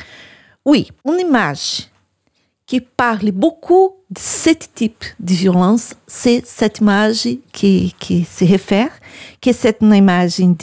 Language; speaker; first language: French; non-native, learner; Portuguese